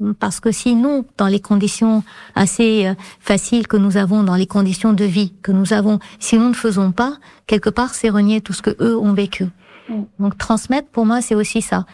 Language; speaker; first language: French; non-native, fluent; Armenian